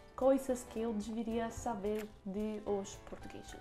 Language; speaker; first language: Portuguese; non-native, learner; English